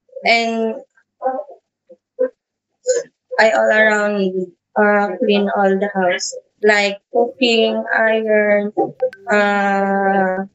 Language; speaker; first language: English; non-native, learner; Hiligaynon